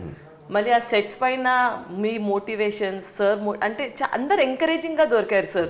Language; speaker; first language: Telugu; non-native, local second language; Hindi